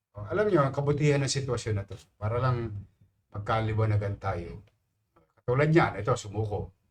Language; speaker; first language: Filipino; native; Filipino